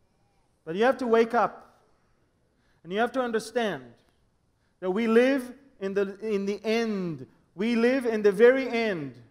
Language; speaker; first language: English; non-native, fluent; Hebrew